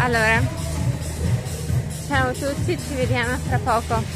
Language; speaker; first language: Italian; non-native, learner; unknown